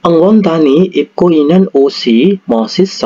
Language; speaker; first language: Korean; non-native, fluent; Indonesian